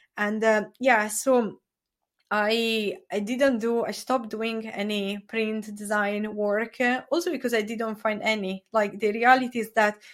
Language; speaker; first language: English; non-native, fluent; Italian